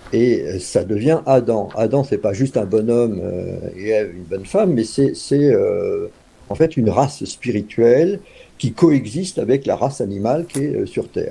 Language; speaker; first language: French; native; French